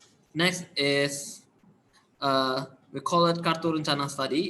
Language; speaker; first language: English; non-native, learner; Indonesian